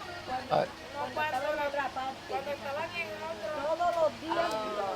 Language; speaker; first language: Spanish; native; Spanish